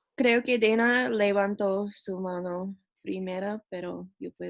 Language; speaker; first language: Spanish; non-native, fluent; English